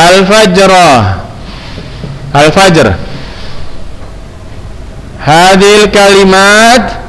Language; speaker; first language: Arabic; non-native, fluent; Indonesian